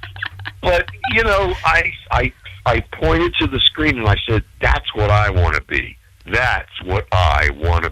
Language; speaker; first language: English; native; English